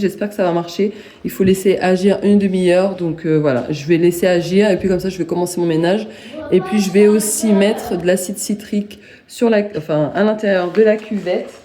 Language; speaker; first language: French; native; French